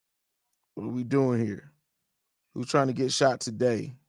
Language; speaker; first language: English; native; English